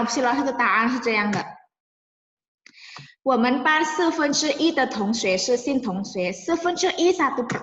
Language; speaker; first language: Chinese; non-native, fluent; Indonesian